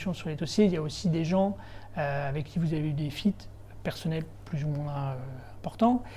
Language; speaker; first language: French; native; French